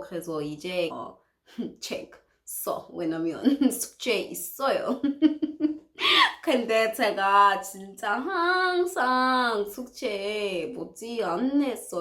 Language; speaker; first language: Korean; non-native, learner; English